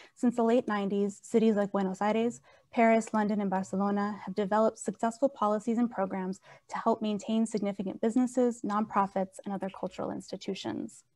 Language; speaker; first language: English; native; English